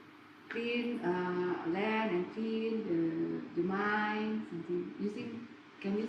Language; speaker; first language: English; non-native, learner; Indonesian